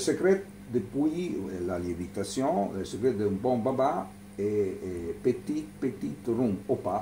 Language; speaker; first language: French; non-native, learner; Italian